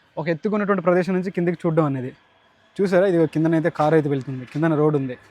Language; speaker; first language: Telugu; native; Telugu